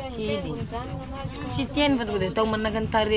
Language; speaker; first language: French; non-native, local second language; Malagasy